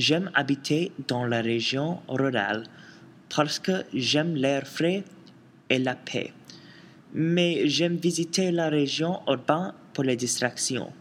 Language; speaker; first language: French; non-native, learner; English